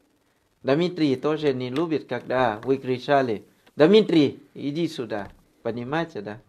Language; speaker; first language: Russian; non-native, learner; Thai